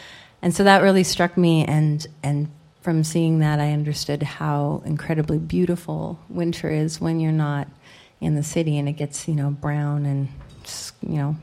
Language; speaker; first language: English; native; English